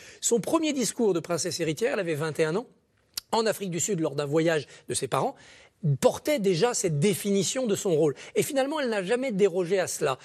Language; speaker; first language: French; native; French